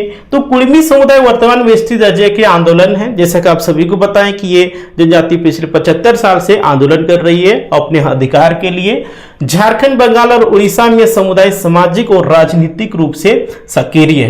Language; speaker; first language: Hindi; native; Hindi